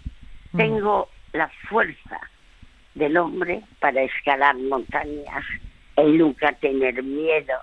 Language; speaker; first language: Spanish; early bilingual, other home language; French